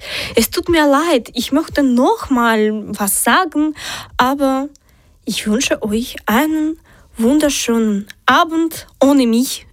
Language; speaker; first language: German; non-native, fluent; Polish